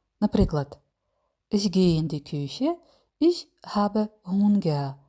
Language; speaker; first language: German; non-native, fluent; Ukrainian